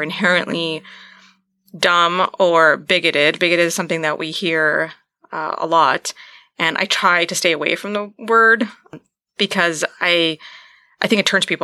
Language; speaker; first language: English; native; English